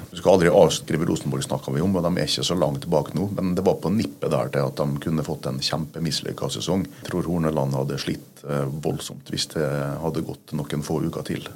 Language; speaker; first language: Norwegian; native; Norwegian